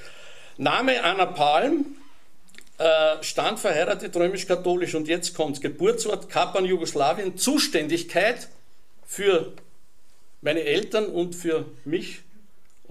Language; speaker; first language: German; native; German